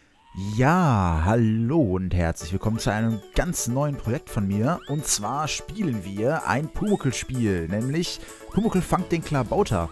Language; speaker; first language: German; native; German